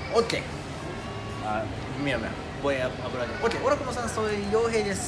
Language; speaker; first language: Spanish; non-native, learner; Japanese